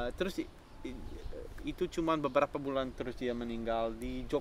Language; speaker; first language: Indonesian; non-native, fluent; Dutch